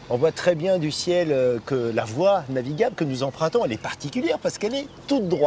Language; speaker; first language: French; native; French